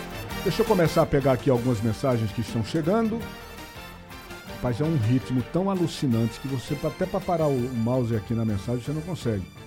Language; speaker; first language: Portuguese; native; Portuguese